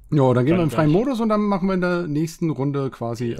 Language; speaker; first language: German; native; German